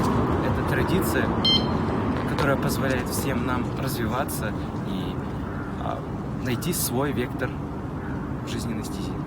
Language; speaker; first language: Russian; native; Russian